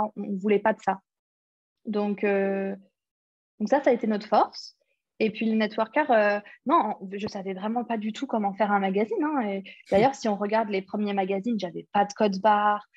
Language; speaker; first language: French; early bilingual, other home language; English